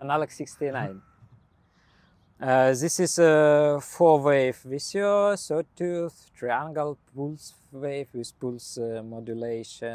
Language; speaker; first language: English; non-native, learner; Belarusian